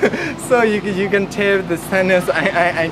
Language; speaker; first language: English; non-native, learner; Burmese